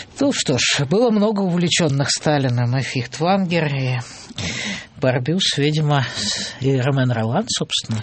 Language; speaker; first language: Russian; native; Russian